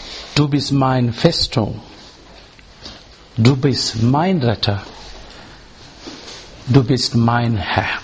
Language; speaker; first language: German; non-native, fluent; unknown